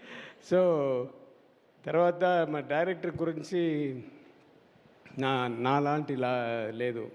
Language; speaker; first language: Telugu; non-native, learner; Tamil